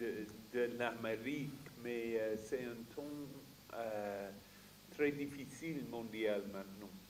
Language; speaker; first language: French; non-native, fluent; English